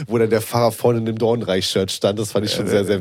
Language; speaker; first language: German; native; German